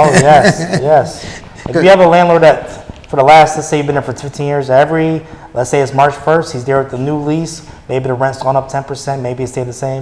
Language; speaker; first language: English; native; English